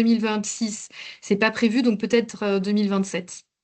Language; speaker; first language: French; native; French